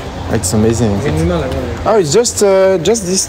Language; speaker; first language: English; non-native, learner; French